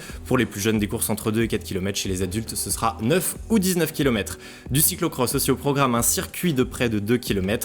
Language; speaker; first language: French; native; French